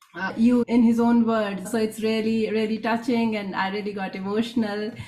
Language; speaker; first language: English; non-native, local second language; Hindi